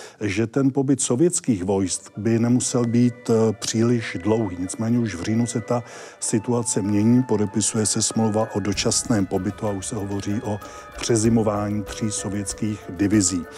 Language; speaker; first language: Czech; native; Czech